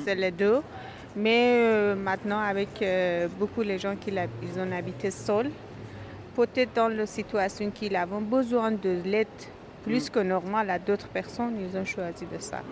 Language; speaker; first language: French; non-native, learner; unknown